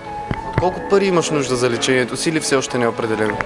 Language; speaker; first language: Bulgarian; native; Bulgarian